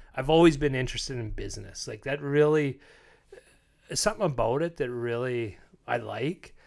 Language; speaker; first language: English; native; English